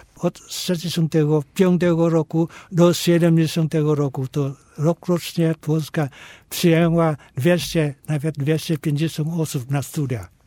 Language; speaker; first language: Polish; non-native, fluent; Vietnamese